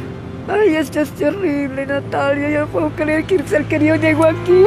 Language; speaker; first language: Spanish; native; Spanish